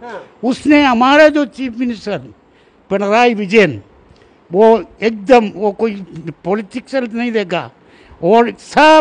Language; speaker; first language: Hindi; non-native, local second language; Malayalam